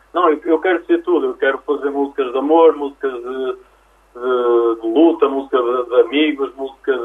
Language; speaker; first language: Portuguese; early bilingual, other home language; French